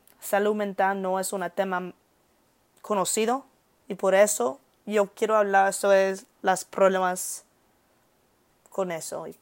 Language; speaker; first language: Spanish; early bilingual, heritage; English